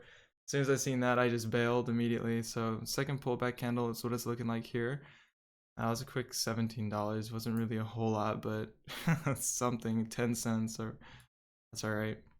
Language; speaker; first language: English; native; English